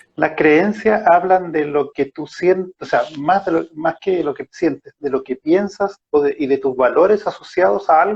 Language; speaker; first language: Spanish; native; Spanish